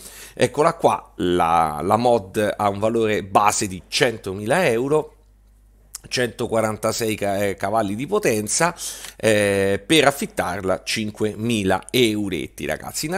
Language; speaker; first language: Italian; native; Italian